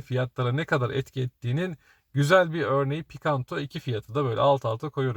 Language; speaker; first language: Turkish; native; Turkish